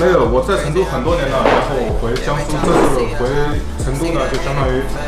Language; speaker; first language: Chinese; native; Chinese